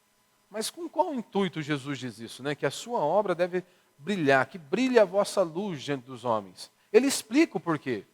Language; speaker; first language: Portuguese; native; Portuguese